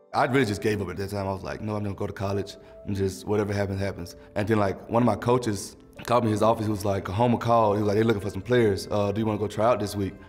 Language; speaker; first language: English; native; English